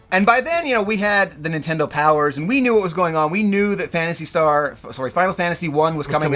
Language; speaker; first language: English; native; English